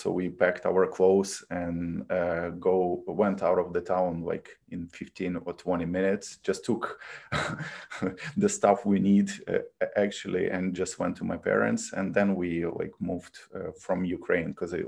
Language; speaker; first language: English; non-native, fluent; Ukrainian